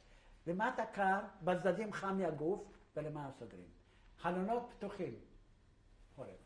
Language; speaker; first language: Hebrew; non-native, fluent; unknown